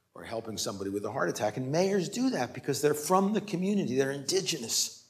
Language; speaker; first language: English; native; English